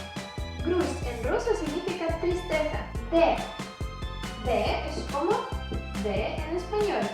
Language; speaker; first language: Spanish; non-native, fluent; Russian